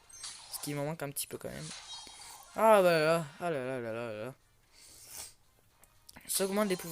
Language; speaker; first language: French; native; French